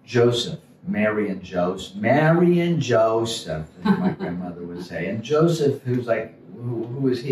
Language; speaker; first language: English; native; English